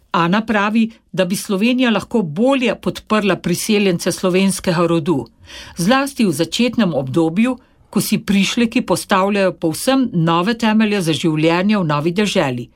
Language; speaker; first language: Slovenian; native; Slovenian